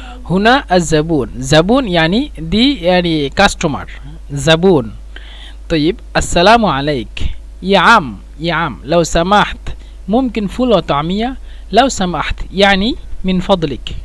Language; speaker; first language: Arabic; non-native, fluent; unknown